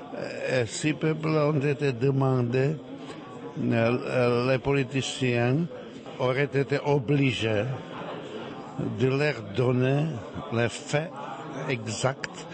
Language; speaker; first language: French; non-native, fluent; Czech